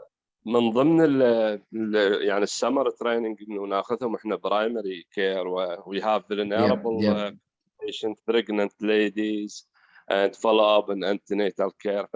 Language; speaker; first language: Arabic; native; Arabic